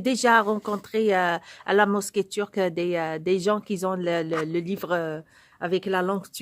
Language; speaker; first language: French; non-native, local second language; Arabic